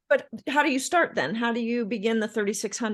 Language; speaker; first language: English; native; English